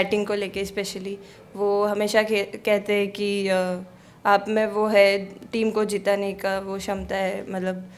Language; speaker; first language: Hindi; native; Hindi